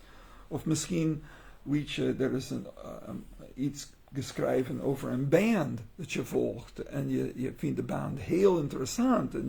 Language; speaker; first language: Dutch; non-native, learner; English